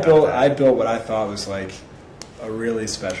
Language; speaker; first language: English; native; English